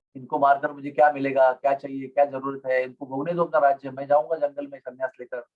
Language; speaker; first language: Hindi; non-native, local second language; Marathi